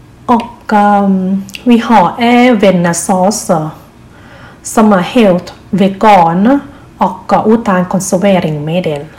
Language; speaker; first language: Swedish; non-native, learner; Thai